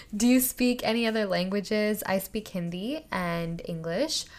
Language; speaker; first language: English; native; English